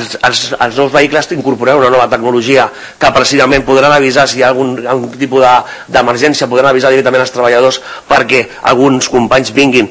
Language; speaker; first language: Catalan; native; Catalan